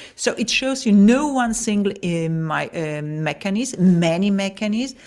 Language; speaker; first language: English; non-native, fluent; Polish